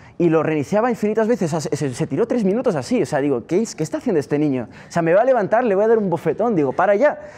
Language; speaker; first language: Spanish; non-native, fluent; Italian